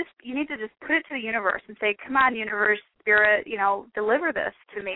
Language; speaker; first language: English; native; English